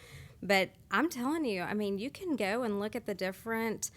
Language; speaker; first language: English; native; English